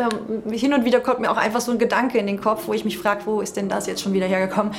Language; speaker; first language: German; native; German